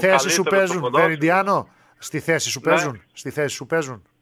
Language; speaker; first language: Greek; native; Greek